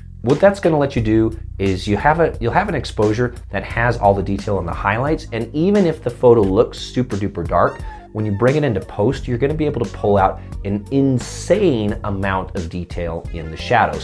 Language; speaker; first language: English; native; English